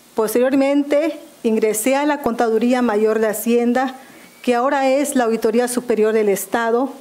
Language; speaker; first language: Spanish; native; Spanish